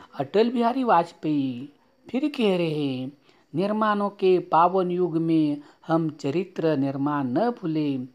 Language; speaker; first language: Hindi; non-native, local second language; Marathi